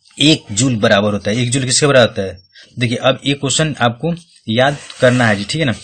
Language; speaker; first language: Hindi; native; Hindi